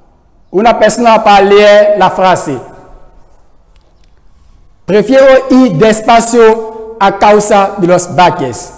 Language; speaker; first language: Spanish; non-native, fluent; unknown